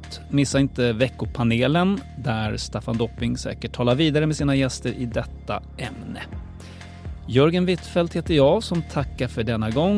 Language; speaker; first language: Swedish; native; Swedish